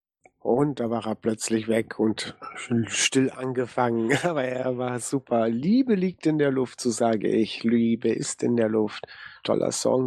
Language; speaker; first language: German; native; German